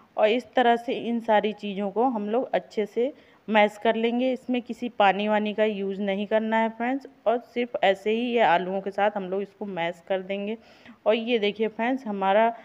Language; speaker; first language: Hindi; native; Hindi